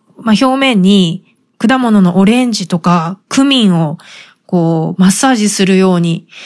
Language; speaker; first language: Japanese; native; Japanese